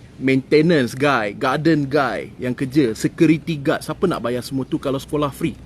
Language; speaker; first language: Malay; native; Malay